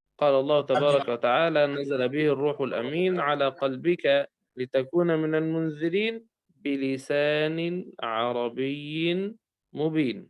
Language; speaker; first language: Arabic; native; Arabic